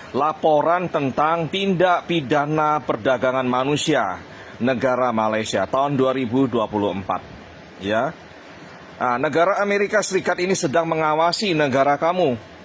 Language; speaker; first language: Indonesian; native; Indonesian